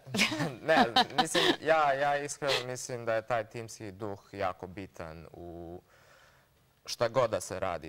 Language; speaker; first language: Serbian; early bilingual, heritage; Serbian